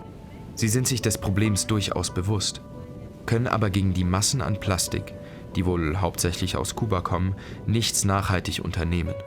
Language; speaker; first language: German; native; German